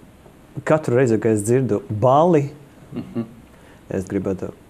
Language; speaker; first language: Latvian; non-native, local second language; Russian